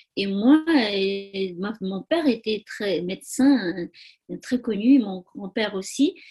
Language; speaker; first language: French; non-native, learner; Tibetan